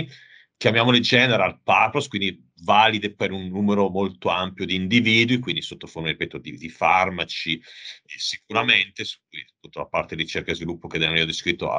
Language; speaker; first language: Italian; native; Italian